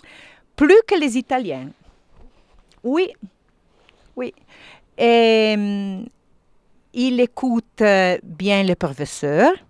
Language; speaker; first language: French; non-native, learner; Italian